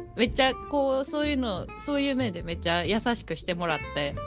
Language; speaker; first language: Japanese; native; Japanese